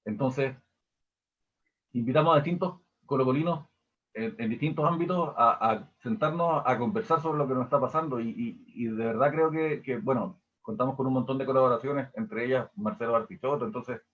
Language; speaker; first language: Spanish; native; Spanish